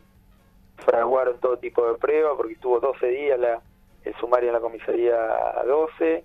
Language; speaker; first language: Spanish; native; Spanish